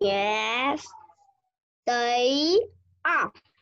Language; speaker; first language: English; non-native, learner; Vietnamese